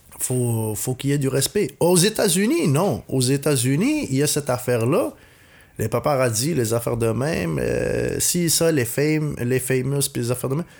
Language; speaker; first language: French; non-native, local second language; Arabic